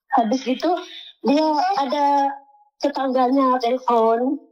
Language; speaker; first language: Indonesian; native; Indonesian